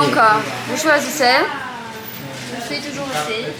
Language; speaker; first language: French; non-native, fluent; Greek